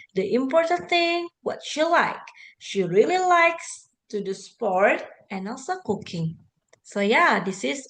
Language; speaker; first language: English; non-native, learner; Indonesian